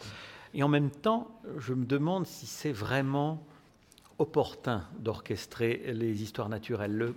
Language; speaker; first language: French; native; French